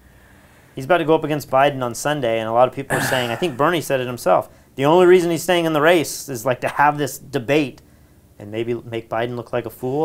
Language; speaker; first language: English; native; English